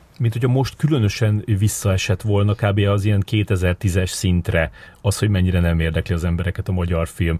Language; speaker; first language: Hungarian; native; Hungarian